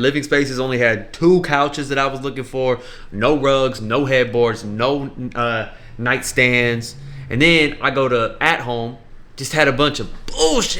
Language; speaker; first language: English; native; English